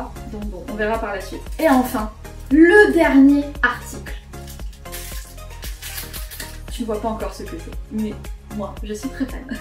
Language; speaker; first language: French; native; French